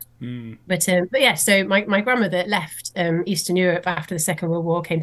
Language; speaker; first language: English; native; English